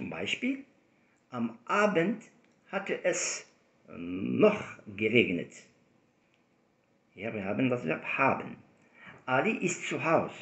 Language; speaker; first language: German; non-native, fluent; Arabic